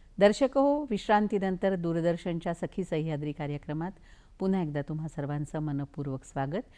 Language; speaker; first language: Marathi; native; Marathi